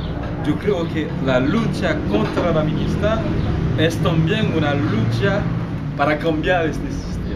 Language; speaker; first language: Spanish; non-native, learner; Haitian Creole